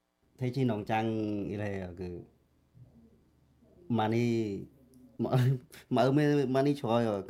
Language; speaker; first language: Korean; non-native, learner; Khmer